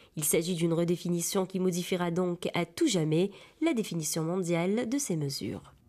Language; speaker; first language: French; non-native, local second language; Arabic